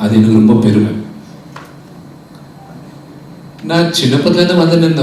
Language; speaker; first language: Tamil; non-native, local second language; Telugu